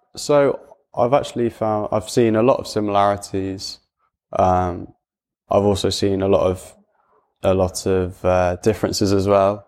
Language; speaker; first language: English; native; English